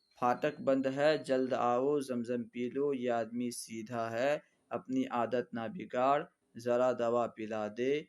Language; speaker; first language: Urdu; native; Urdu